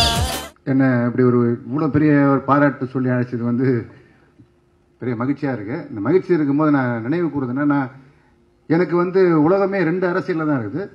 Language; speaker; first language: Tamil; native; Tamil